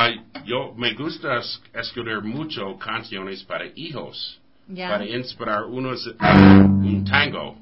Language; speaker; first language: Spanish; non-native, learner; English